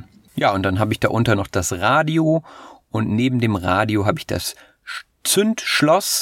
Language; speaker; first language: German; native; German